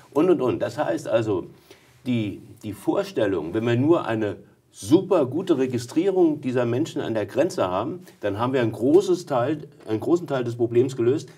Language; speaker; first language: German; native; German